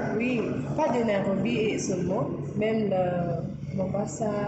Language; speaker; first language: French; non-native, learner; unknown